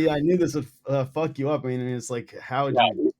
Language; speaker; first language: English; native; English